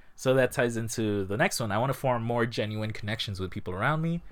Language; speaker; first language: English; native; English